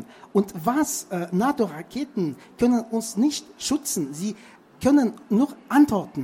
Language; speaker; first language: German; non-native, fluent; Russian